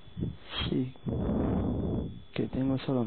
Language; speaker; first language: Spanish; non-native, learner; Arabic